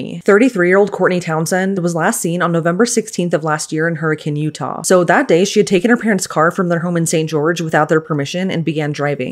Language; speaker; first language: English; native; English